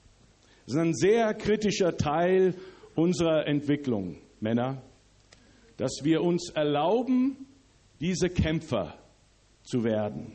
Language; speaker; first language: German; early bilingual, other home language; English